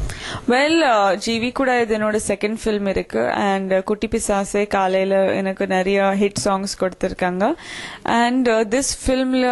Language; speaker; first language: Tamil; non-native, fluent; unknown